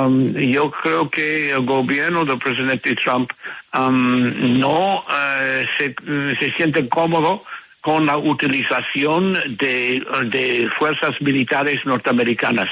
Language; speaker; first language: Spanish; non-native, fluent; English